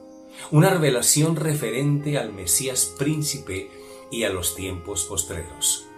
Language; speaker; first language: Spanish; native; Spanish